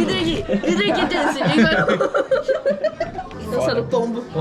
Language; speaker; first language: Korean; non-native, learner; Portuguese